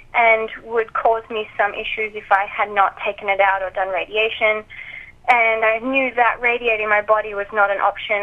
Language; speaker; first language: English; native; English